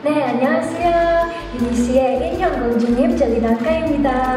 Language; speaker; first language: Korean; non-native, learner; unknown